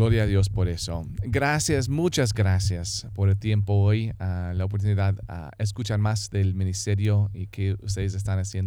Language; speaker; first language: Spanish; non-native, fluent; English